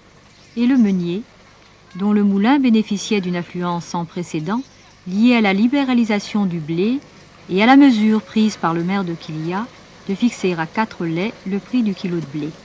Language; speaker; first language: French; native; French